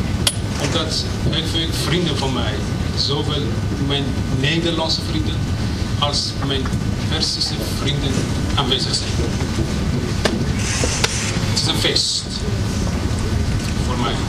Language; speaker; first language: Dutch; non-native, fluent; Persian